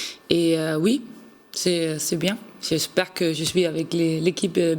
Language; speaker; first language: French; non-native, learner; Danish